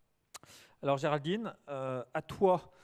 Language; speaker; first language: French; native; French